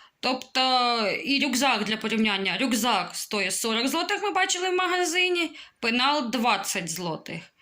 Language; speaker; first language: Ukrainian; non-native, local second language; Russian